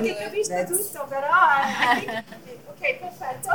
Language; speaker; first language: Italian; non-native, learner; English